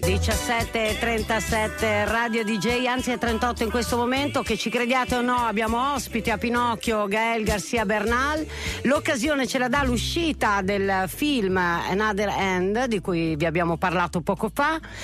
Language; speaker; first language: Italian; native; Italian